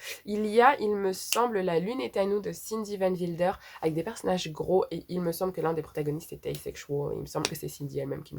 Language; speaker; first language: French; native; French